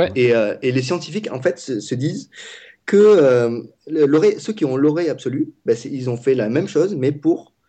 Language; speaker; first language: French; non-native, fluent; Vietnamese